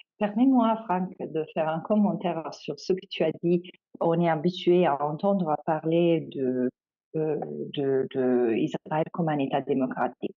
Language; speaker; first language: French; non-native, fluent; Italian